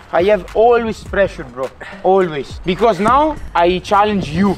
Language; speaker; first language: English; non-native, learner; Italian